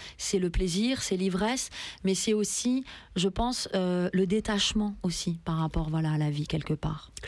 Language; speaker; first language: French; early bilingual, other home language; Persian